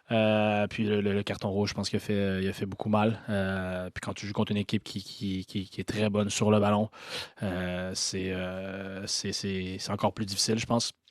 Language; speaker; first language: French; native; French